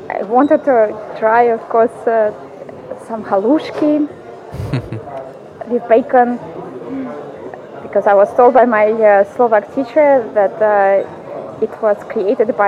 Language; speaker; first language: English; non-native, fluent; Russian